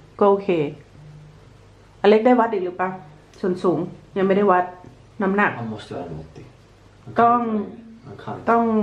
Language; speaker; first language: Thai; native; Thai